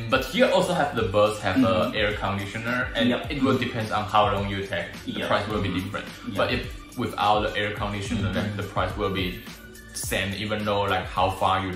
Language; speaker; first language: English; non-native, learner; Chinese